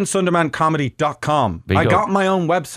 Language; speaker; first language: English; native; English